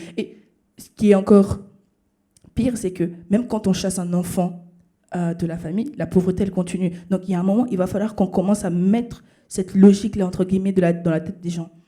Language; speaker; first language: French; early bilingual, other home language; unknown